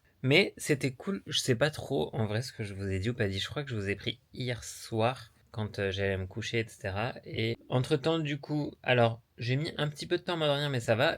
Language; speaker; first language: French; native; French